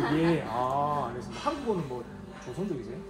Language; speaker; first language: Korean; native; Korean